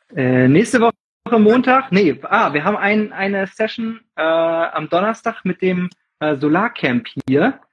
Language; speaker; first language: German; non-native, fluent; Czech